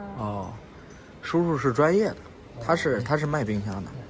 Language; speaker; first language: Chinese; native; Chinese